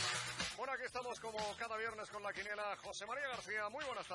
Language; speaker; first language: Spanish; native; Spanish